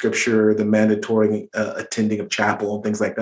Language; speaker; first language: English; native; English